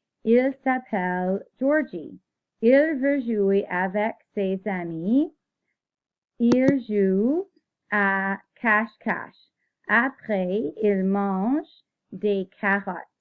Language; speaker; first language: French; non-native, fluent; English